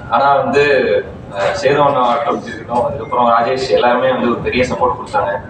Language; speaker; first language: Tamil; native; Tamil